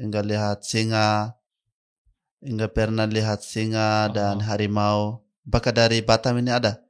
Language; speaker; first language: Indonesian; non-native, learner; Arabic